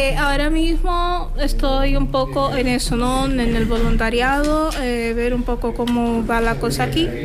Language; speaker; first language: Spanish; non-native, fluent; Portuguese